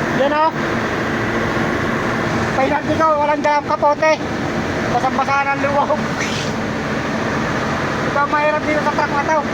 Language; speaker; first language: Filipino; native; Filipino